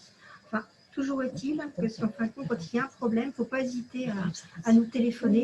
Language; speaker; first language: French; native; French